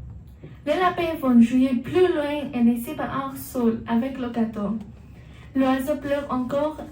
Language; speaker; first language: French; non-native, learner; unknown